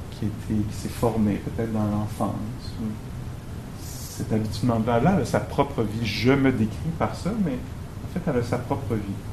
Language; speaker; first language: French; native; French